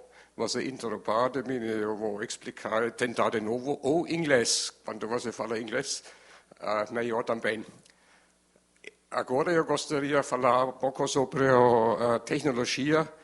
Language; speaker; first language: Portuguese; non-native, learner; German